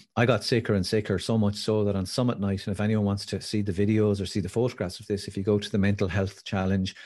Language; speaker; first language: English; native; English